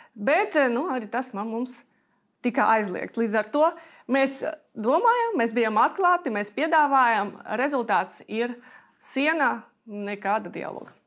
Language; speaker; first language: Latvian; non-native, local second language; Russian